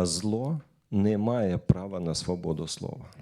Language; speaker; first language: Ukrainian; non-native, local second language; Russian